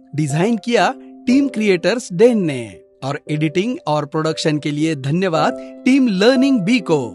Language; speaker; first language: Hindi; non-native, local second language; Marathi